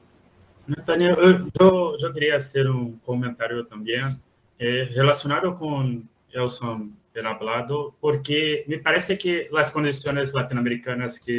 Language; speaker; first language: Spanish; non-native, fluent; Portuguese